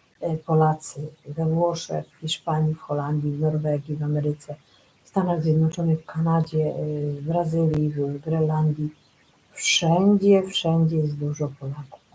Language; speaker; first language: Polish; native; Polish